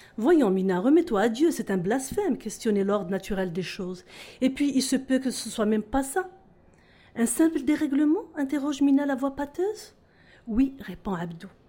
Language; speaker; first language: French; non-native, local second language; Arabic